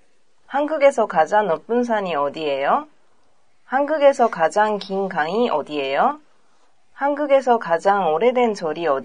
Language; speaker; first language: Korean; non-native, learner; Japanese